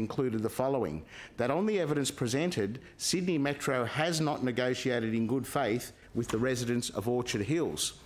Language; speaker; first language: English; native; English